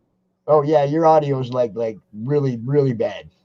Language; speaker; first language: English; native; English